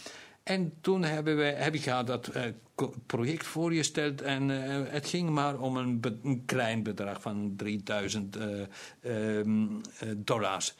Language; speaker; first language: Dutch; non-native, local second language; German